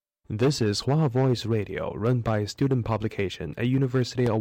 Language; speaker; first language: English; non-native, fluent; Chinese